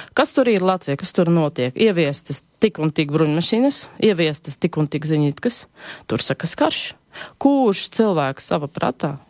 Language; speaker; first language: Latvian; non-native, local second language; Russian